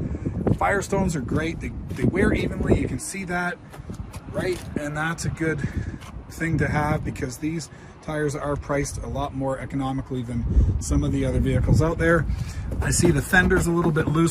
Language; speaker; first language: English; native; English